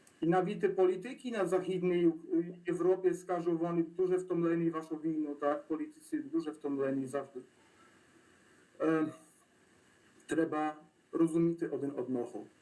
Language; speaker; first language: Ukrainian; non-native, learner; Polish